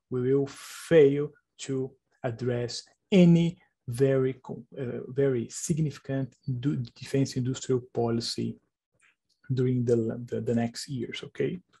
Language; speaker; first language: English; non-native, fluent; Portuguese